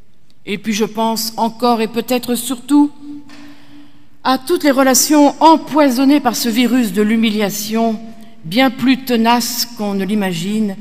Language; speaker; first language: French; native; French